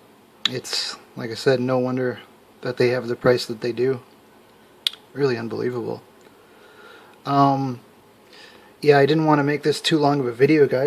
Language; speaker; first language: English; native; English